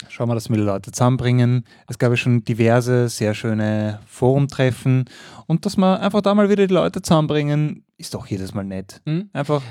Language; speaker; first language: German; native; German